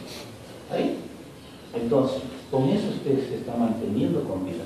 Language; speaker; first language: Spanish; native; Spanish